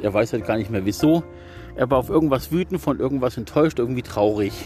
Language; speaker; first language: German; native; German